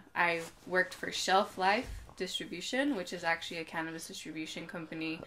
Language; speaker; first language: English; native; English